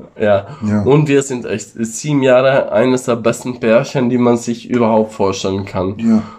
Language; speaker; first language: German; non-native, local second language; Ladin